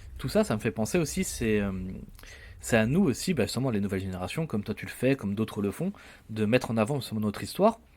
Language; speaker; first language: French; native; French